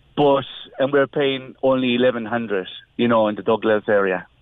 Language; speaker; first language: English; non-native, fluent; Spanish